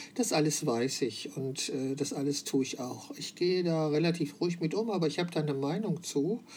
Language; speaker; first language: German; native; German